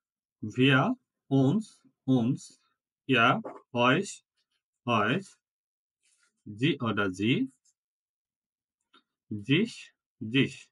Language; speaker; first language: German; non-native, fluent; Bangla